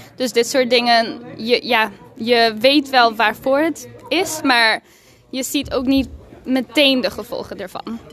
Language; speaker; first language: Dutch; non-native, fluent; Spanish